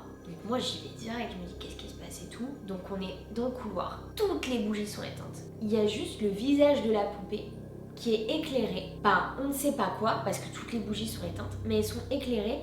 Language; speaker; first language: French; native; French